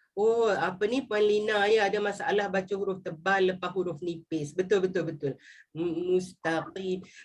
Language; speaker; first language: Malay; native; Malay